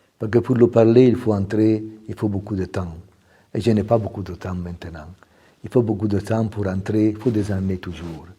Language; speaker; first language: French; non-native, fluent; Italian